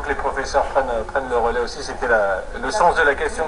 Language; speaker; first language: French; native; French